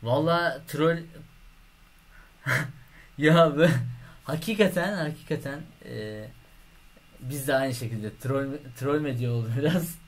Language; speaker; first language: Turkish; native; Turkish